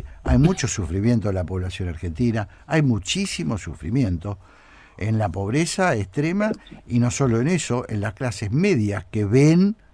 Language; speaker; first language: Spanish; native; Spanish